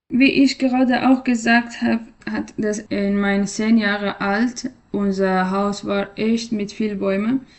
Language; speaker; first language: German; non-native, fluent; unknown